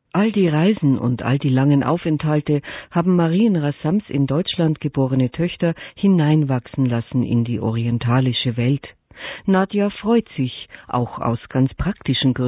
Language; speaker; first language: German; native; German